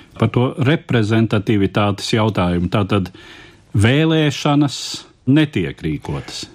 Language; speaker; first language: Latvian; native; Latvian